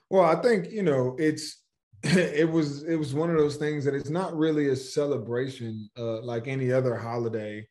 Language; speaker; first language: English; native; English